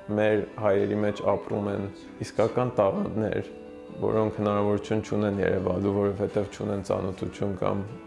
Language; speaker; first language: Armenian; early bilingual, heritage; Armenian